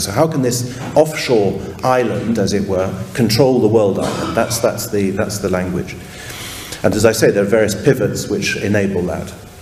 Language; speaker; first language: English; native; English